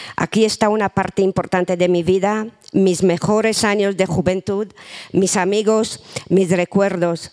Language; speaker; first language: Spanish; non-native, fluent; Romanian